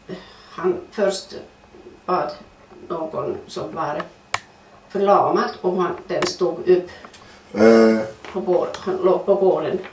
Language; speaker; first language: Swedish; non-native, fluent; Finnish